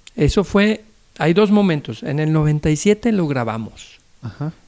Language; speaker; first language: Spanish; native; Spanish